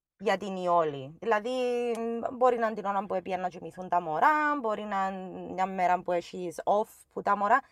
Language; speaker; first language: Greek; native; Greek